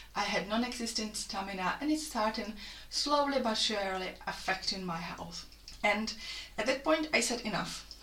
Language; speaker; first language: English; non-native, fluent; Czech